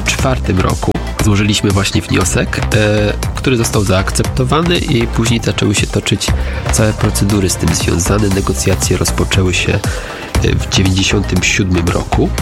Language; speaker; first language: Polish; native; Polish